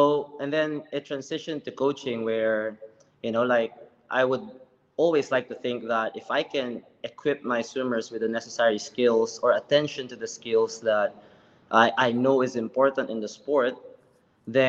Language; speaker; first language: English; non-native, local second language; Filipino